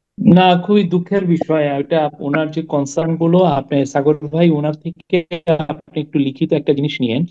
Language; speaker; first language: Bangla; native; Bangla